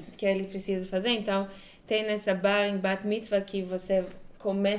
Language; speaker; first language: Portuguese; non-native, fluent; Hebrew